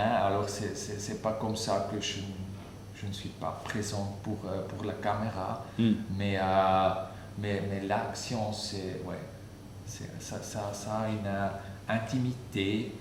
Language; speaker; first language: French; non-native, fluent; German